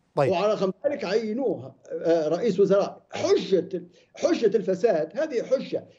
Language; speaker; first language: Arabic; native; Arabic